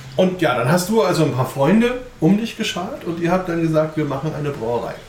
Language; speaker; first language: German; native; German